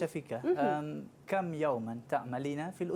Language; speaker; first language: Arabic; non-native, fluent; Malay